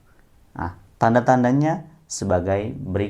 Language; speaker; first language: Indonesian; native; Indonesian